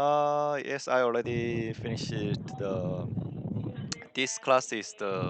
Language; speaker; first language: English; non-native, learner; Korean